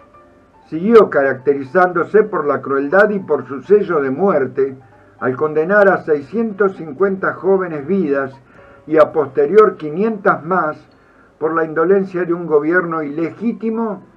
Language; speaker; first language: Spanish; native; Spanish